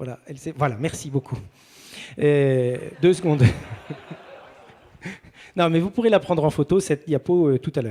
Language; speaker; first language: French; native; French